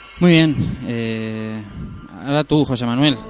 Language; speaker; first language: Spanish; native; Spanish